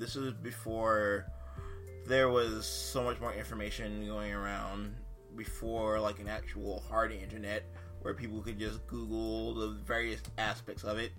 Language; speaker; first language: English; native; English